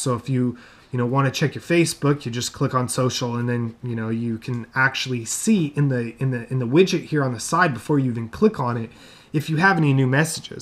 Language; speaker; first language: English; native; English